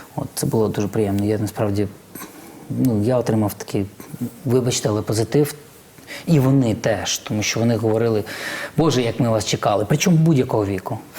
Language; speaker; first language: Ukrainian; non-native, local second language; Russian